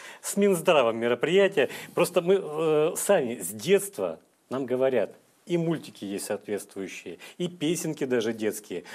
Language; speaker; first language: Russian; native; Russian